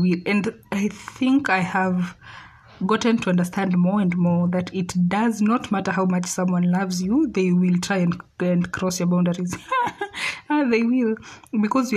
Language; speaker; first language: English; non-native, local second language; Swahili